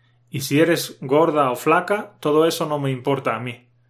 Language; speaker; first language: Spanish; native; Spanish